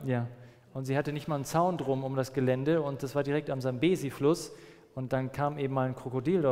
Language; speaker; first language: German; non-native, fluent; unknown